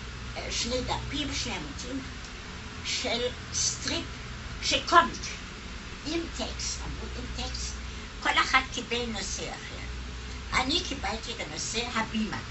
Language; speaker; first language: Hebrew; non-native, fluent; German